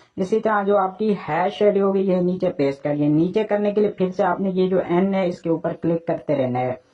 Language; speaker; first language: Urdu; non-native, local second language; Punjabi